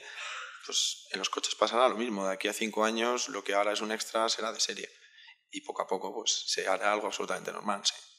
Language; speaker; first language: Spanish; native; Spanish